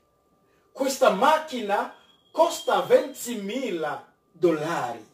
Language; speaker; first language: Italian; non-native, fluent; French